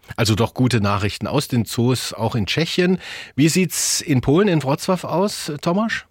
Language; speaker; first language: German; native; German